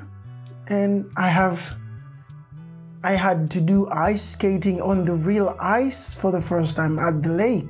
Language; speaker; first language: English; non-native, local second language; Swahili